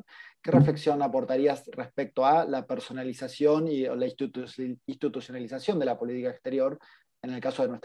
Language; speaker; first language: Spanish; native; Spanish